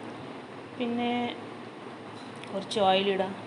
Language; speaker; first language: Malayalam; non-native, local second language; Marathi